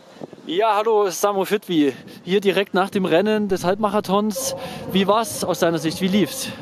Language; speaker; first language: German; native; German